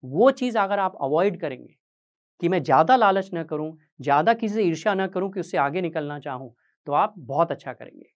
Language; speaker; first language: Hindi; native; Hindi